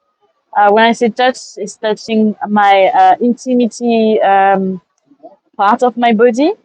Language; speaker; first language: English; non-native, fluent; French